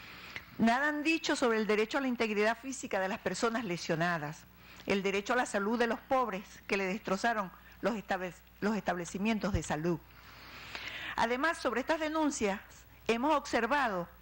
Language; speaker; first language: Spanish; native; Spanish